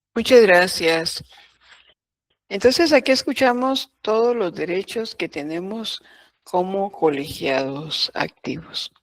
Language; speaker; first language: Spanish; native; Spanish